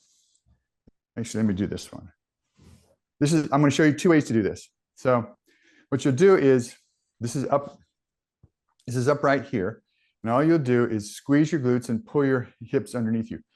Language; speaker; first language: English; native; English